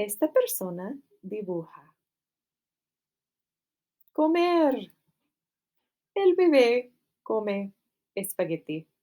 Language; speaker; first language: Spanish; non-native, fluent; English